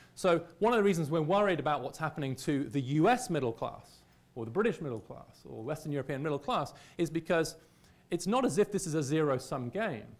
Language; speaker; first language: English; native; English